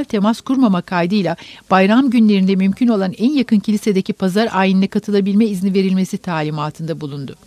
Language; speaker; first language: Turkish; native; Turkish